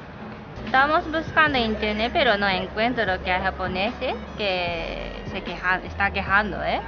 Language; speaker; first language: Spanish; non-native, learner; Japanese